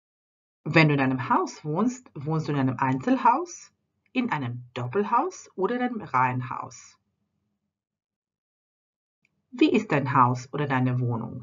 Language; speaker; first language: German; non-native, fluent; Croatian